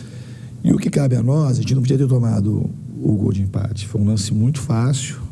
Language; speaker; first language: Portuguese; native; Portuguese